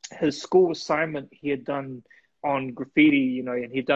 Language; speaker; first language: English; native; English